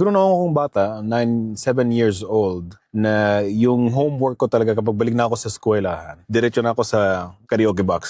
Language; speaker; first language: Filipino; early bilingual, heritage; Filipino